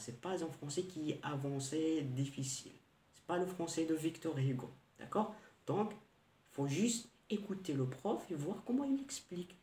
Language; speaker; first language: French; non-native, local second language; Arabic